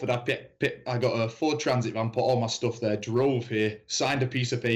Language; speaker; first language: English; native; English